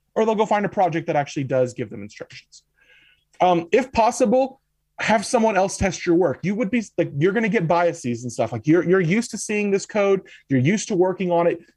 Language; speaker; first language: English; native; English